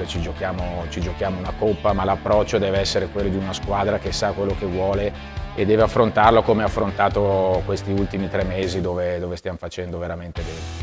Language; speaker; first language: Italian; native; Italian